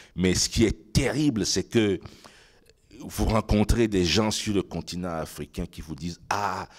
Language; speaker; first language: French; non-native, local second language; Ewe